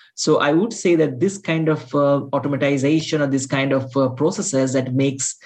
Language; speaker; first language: English; non-native, local second language; Bangla